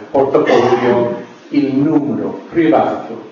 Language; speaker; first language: Italian; non-native, fluent; English